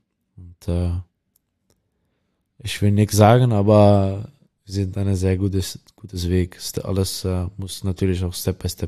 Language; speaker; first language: German; non-native, learner; Dutch